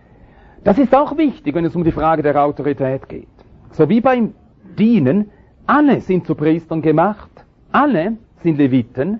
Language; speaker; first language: German; native; German